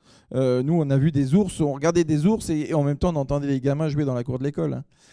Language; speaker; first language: French; native; French